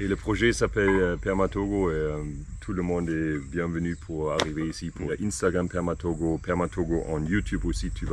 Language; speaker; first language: French; non-native, fluent; German